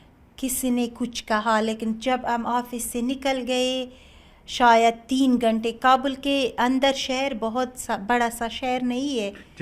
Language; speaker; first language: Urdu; non-native, learner; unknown